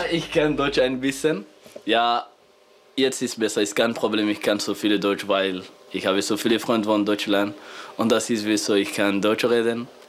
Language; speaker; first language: German; non-native, learner; Arabic